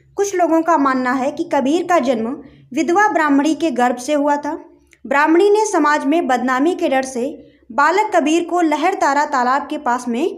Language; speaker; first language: Hindi; native; Hindi